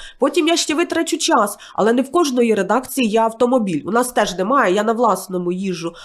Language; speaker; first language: Ukrainian; native; Ukrainian